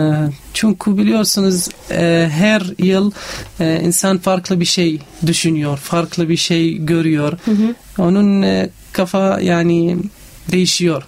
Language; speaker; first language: Turkish; non-native, fluent; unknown